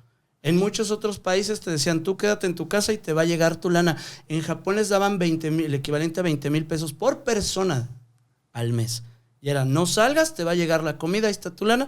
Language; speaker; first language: Spanish; native; Spanish